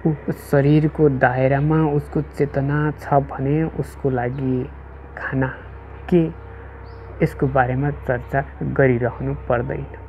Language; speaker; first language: Nepali; native; Nepali